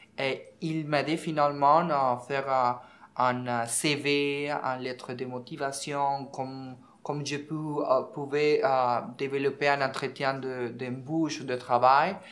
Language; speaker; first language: French; non-native, learner; Spanish